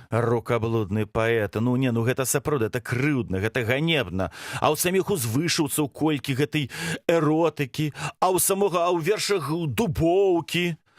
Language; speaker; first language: Belarusian; non-native, local second language; Russian